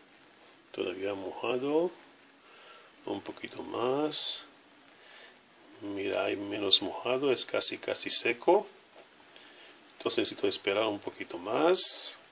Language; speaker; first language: Spanish; non-native, learner; Hebrew